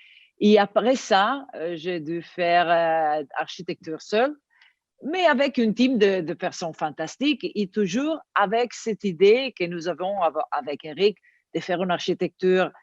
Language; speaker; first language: French; non-native, fluent; Italian